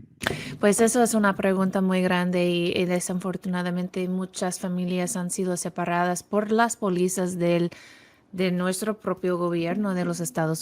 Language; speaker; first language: Spanish; non-native, fluent; English